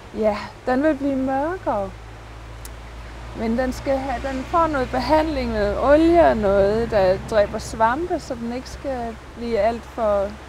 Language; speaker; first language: Danish; native; Danish